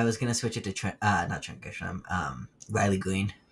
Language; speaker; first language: English; native; English